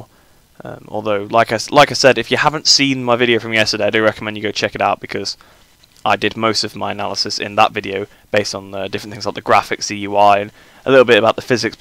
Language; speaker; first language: English; native; English